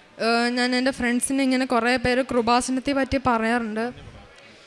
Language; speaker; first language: Malayalam; early bilingual, heritage; Malayalam